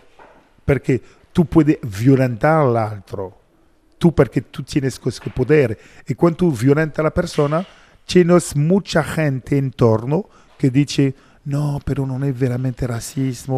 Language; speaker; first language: Spanish; non-native, learner; French